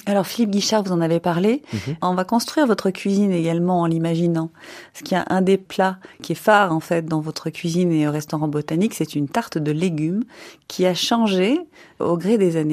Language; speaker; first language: French; native; French